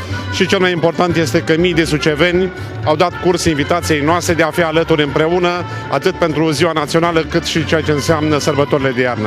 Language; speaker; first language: Romanian; native; Romanian